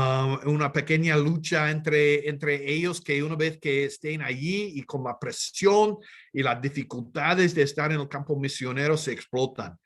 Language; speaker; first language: Spanish; non-native, fluent; English